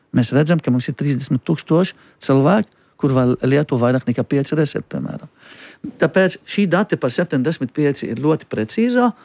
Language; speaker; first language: Latvian; non-native, fluent; Arabic